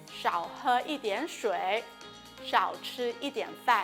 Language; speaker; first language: Chinese; non-native, fluent; Thai